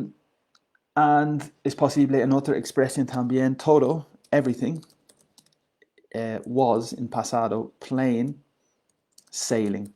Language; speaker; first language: Spanish; non-native, learner; English